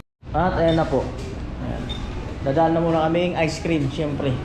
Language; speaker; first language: Filipino; native; Filipino